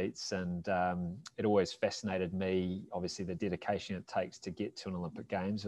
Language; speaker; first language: English; native; English